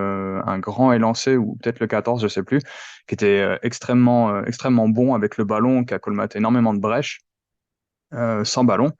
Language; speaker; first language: French; native; French